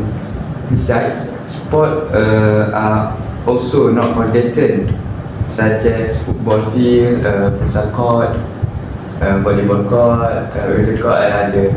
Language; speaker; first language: English; non-native, learner; Malay